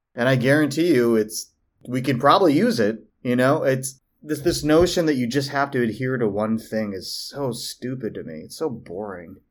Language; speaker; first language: English; early bilingual, other home language; Filipino